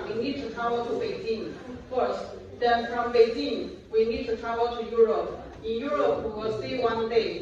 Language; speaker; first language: English; non-native, learner; Chinese